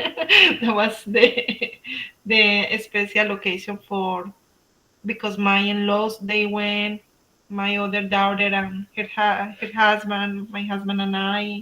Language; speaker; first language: English; non-native, learner; Spanish